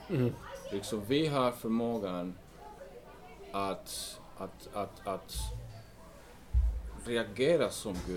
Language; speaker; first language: Swedish; non-native, fluent; English